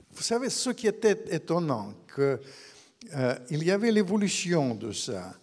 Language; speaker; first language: French; non-native, fluent; Ukrainian